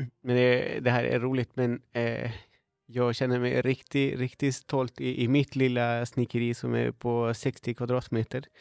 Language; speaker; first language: Swedish; non-native, fluent; Spanish